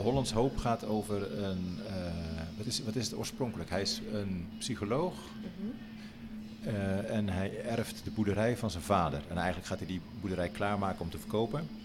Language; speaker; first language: Dutch; native; Dutch